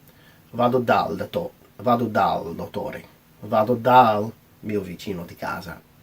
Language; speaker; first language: Italian; non-native, fluent; English